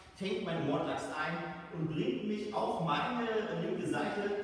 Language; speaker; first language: German; native; German